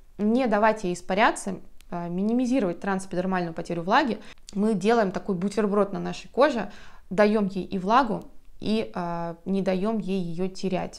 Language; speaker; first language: Russian; native; Russian